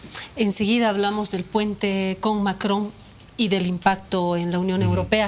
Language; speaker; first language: Spanish; native; Spanish